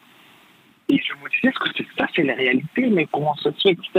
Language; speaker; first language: French; non-native, fluent; Arabic